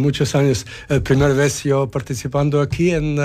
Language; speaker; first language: Spanish; non-native, learner; Serbian